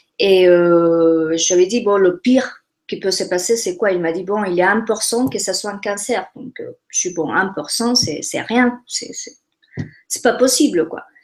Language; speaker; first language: French; non-native, fluent; Spanish